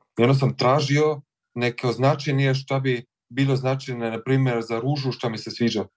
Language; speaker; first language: Serbian; early bilingual, heritage; Croatian